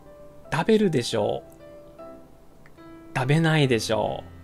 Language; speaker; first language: Japanese; non-native, fluent; Portuguese